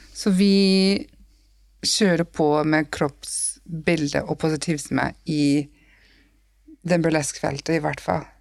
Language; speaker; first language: Norwegian; non-native, fluent; English